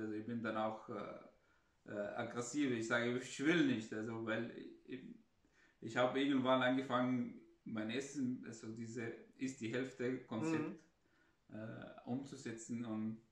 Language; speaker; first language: German; non-native, fluent; Arabic